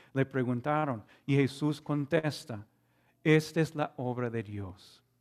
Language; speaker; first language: Spanish; non-native, fluent; English